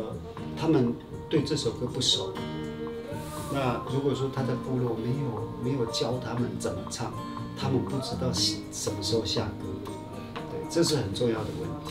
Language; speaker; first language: Chinese; native; Chinese